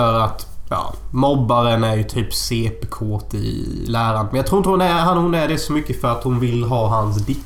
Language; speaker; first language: Swedish; native; Swedish